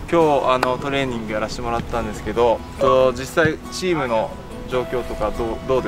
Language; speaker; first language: Japanese; native; Japanese